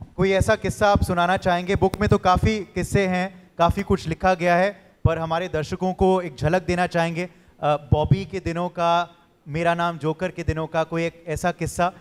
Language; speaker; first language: Hindi; native; Hindi